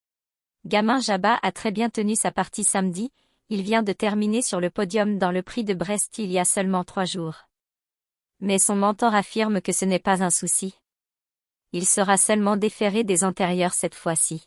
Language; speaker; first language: French; native; French